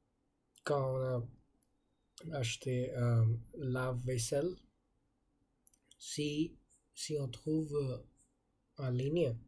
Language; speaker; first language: French; non-native, learner; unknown